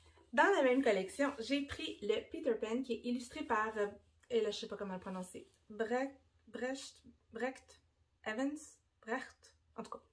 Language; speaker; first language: French; native; French